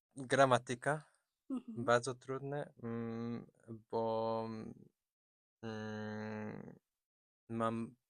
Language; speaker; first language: Polish; non-native, fluent; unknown